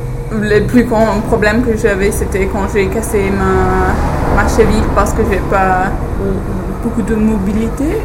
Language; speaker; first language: French; non-native, fluent; English